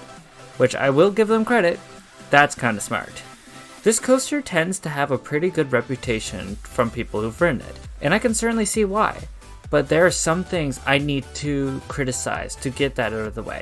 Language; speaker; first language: English; native; English